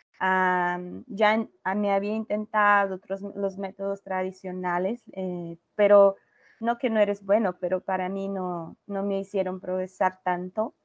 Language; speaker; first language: Spanish; non-native, learner; Portuguese